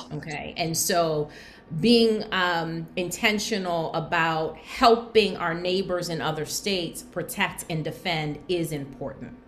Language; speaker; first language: English; native; English